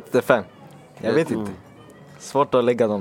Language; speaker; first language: Swedish; early bilingual, other home language; Finnish